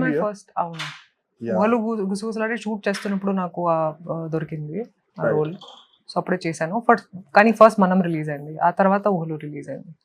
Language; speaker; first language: Telugu; non-native, local second language; Hindi